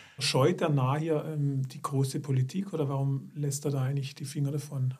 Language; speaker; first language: German; native; German